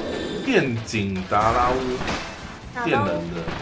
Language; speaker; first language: Chinese; native; Chinese